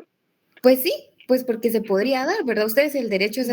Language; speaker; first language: Spanish; native; Spanish